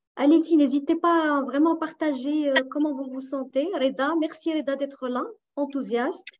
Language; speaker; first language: French; non-native, local second language; Arabic